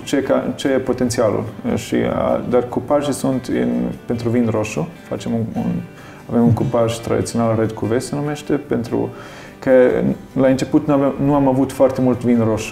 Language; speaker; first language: Romanian; non-native, learner; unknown